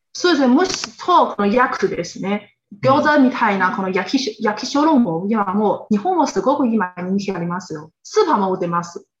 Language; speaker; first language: Japanese; non-native, fluent; Chinese